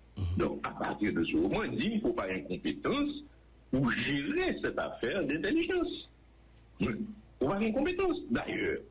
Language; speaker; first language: French; non-native, local second language; Haitian Creole